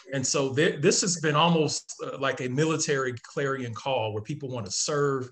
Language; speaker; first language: English; native; English